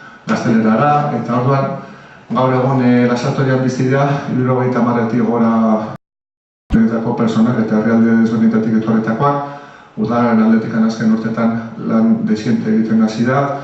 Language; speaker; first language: Basque; native; Basque